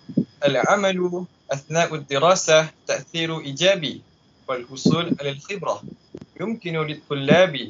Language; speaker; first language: Arabic; non-native, learner; Malay